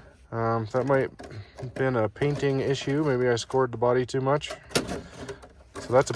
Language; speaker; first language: English; native; English